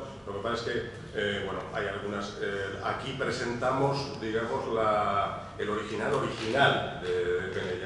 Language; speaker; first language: Spanish; native; Spanish